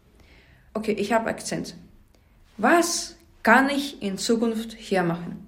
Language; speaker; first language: German; non-native, learner; Ukrainian